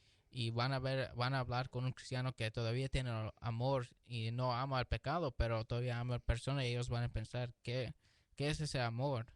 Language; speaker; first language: Spanish; early bilingual, heritage; Spanish